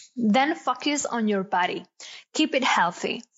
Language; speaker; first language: English; non-native, fluent; Italian